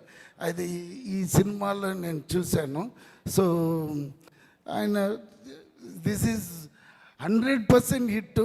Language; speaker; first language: Telugu; non-native, learner; Tamil